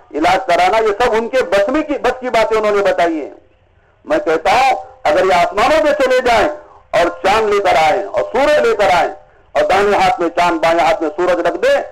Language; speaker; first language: Urdu; native; Urdu